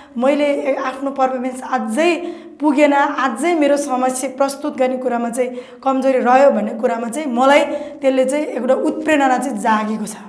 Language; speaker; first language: Nepali; non-native, local second language; Eastern Tamang